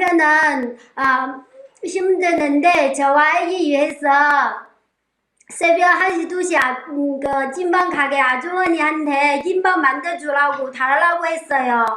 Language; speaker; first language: Korean; non-native, learner; Chinese